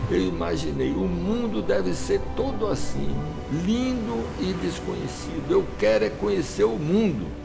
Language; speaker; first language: Portuguese; early bilingual, other home language; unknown